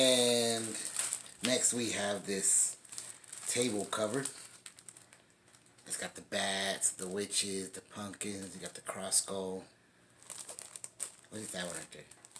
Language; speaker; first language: English; native; English